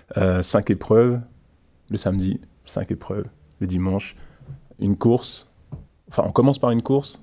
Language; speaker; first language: French; early bilingual, other home language; Haitian Creole